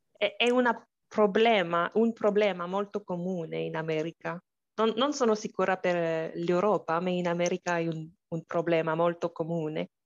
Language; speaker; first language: Italian; non-native, learner; English